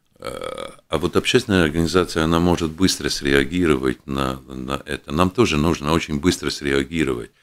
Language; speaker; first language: Russian; non-native, local second language; Latvian